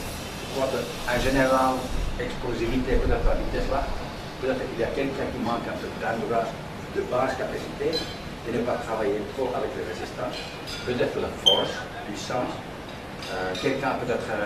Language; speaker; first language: French; non-native, learner; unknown